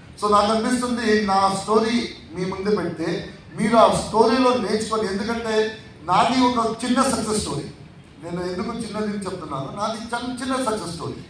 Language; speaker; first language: Telugu; non-native, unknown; Tulu